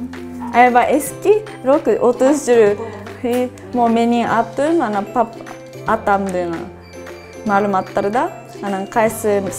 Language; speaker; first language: Kyrgyz; non-native, fluent; Japanese